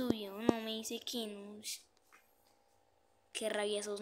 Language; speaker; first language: Spanish; native; Spanish